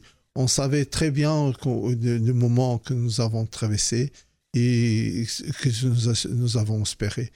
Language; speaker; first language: French; non-native, fluent; Portuguese